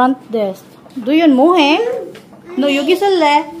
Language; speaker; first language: Korean; non-native, learner; Cebuano